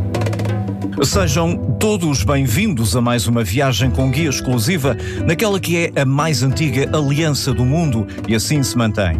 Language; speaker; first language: Portuguese; native; Portuguese